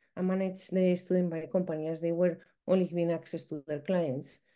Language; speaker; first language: English; non-native, fluent; Spanish